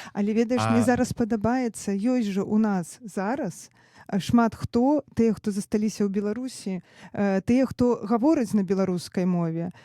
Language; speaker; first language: Belarusian; native; Belarusian